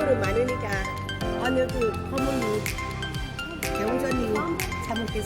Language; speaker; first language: Korean; non-native, learner; Thai